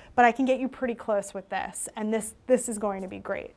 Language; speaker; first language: English; native; English